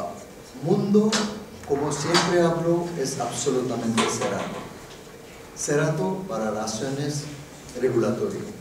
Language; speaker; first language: Spanish; non-native, fluent; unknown